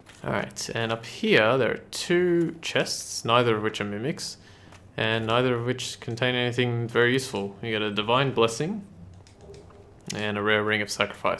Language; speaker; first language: English; native; English